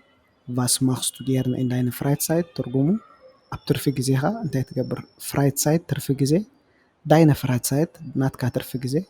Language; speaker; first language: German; non-native, fluent; Tigrinya